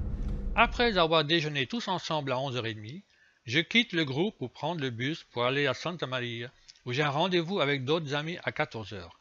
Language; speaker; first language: French; native; French